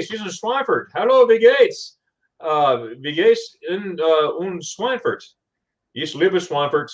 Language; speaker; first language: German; non-native, learner; English